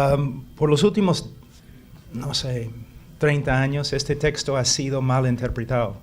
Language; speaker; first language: Spanish; non-native, fluent; English